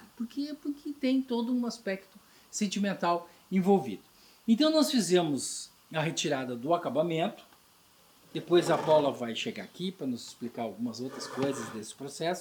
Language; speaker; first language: Portuguese; native; Portuguese